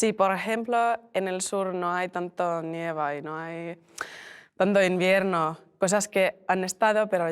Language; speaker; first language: Spanish; non-native, learner; Finnish